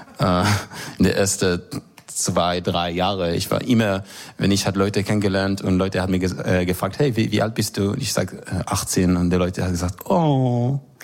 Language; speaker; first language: German; non-native, learner; Hebrew